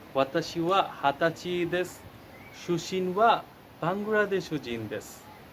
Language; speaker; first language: Japanese; non-native, learner; Bangla